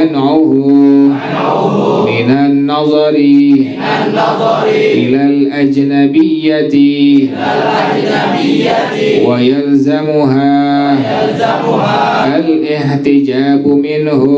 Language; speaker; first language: Arabic; non-native, fluent; Indonesian